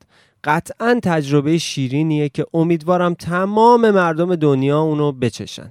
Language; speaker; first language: Persian; native; Persian